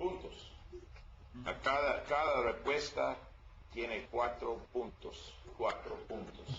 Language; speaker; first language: Spanish; non-native, learner; English